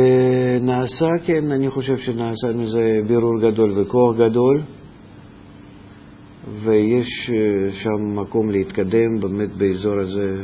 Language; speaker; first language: Hebrew; non-native, fluent; Russian